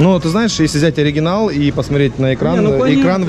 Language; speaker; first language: Russian; native; Russian